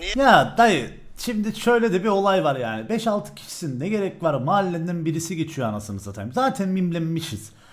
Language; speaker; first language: Turkish; early bilingual, heritage; Turkish